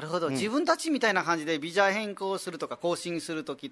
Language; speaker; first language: Japanese; non-native, fluent; Nepali